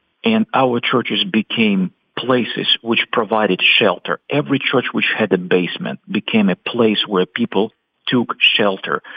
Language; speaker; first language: English; non-native, fluent; Russian